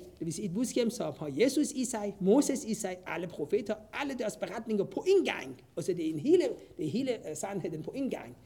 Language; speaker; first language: Danish; non-native, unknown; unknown